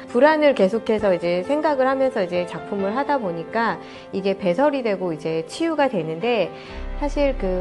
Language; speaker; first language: Korean; native; Korean